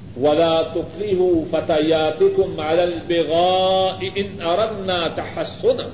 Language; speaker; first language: Urdu; non-native, local second language; Punjabi